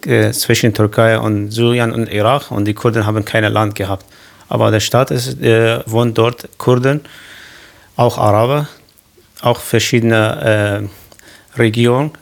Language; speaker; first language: German; non-native, learner; Arabic